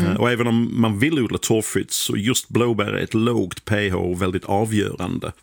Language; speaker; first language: Swedish; non-native, fluent; English